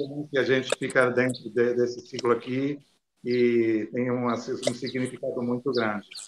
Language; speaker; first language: Portuguese; non-native, fluent; Italian